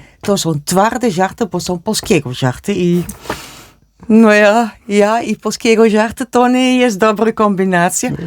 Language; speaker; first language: Polish; non-native, learner; Dutch